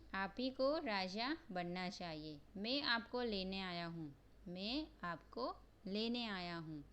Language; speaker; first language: Hindi; non-native, local second language; Gujarati